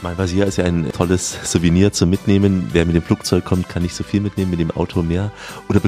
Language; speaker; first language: German; native; German